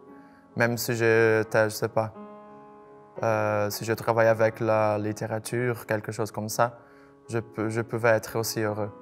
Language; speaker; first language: French; non-native, fluent; Portuguese